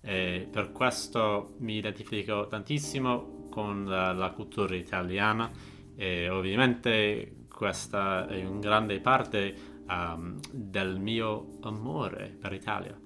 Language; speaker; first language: Italian; non-native, fluent; English